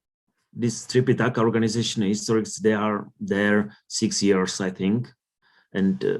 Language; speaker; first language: English; non-native, learner; Czech